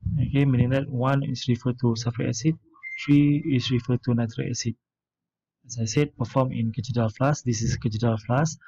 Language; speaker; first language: English; non-native, local second language; Malay